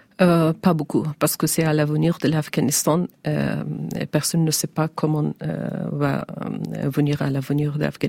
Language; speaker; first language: French; non-native, learner; Persian